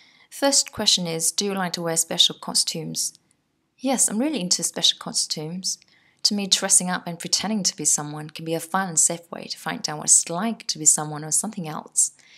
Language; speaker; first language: English; non-native, fluent; Vietnamese